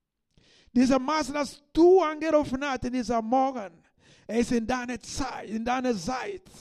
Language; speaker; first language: German; non-native, learner; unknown